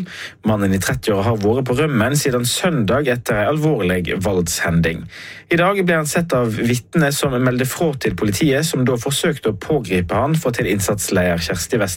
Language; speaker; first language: Norwegian; native; Norwegian